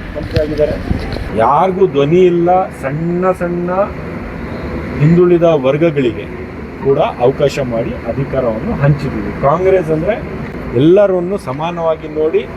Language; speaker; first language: Kannada; non-native, local second language; Urdu